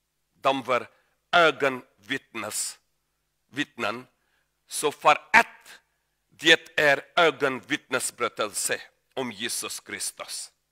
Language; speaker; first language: Swedish; non-native, learner; Urdu